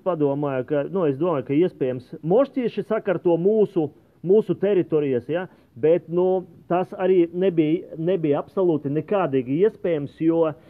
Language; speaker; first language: Latvian; non-native, local second language; Russian